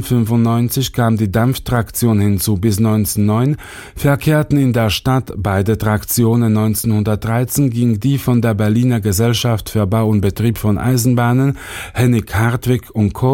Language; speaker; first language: German; native; German